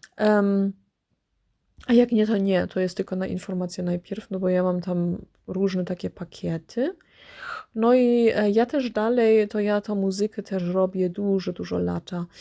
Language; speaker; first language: Polish; early bilingual, heritage; Polish